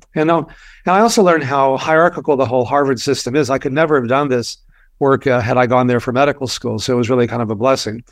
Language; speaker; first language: English; native; English